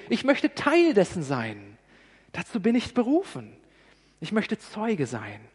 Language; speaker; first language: German; native; German